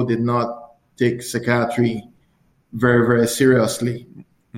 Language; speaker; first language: English; non-native, local second language; Akan